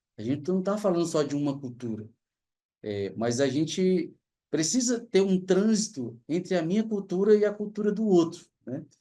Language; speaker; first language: Portuguese; native; Portuguese